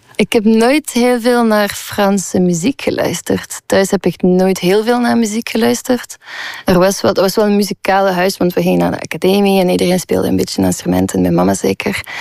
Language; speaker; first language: Dutch; non-native, local second language; French